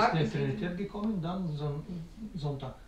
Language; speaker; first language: German; non-native, learner; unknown